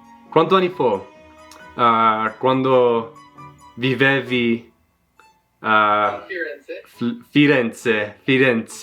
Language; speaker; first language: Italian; non-native, learner; English